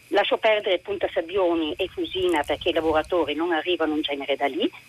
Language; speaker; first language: Italian; native; Italian